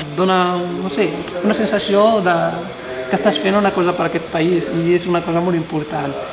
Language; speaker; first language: Catalan; non-native, fluent; Arabic